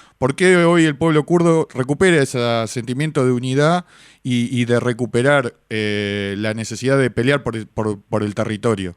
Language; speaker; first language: Spanish; native; Spanish